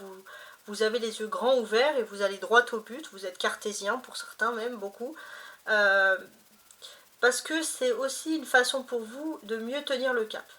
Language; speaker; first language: French; native; French